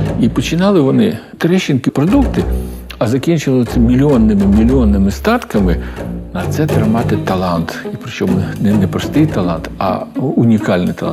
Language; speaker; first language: Ukrainian; native; Ukrainian